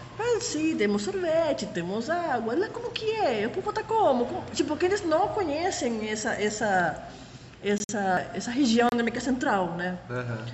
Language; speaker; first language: Portuguese; non-native, fluent; Spanish